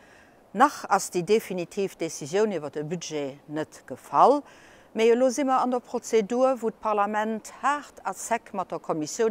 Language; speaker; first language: German; non-native, local second language; Luxembourgish